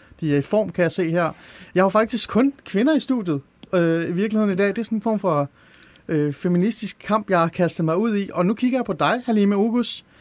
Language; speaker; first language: Danish; early bilingual, other home language; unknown